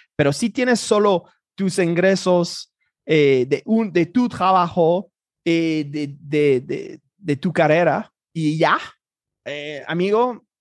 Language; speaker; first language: Spanish; non-native, fluent; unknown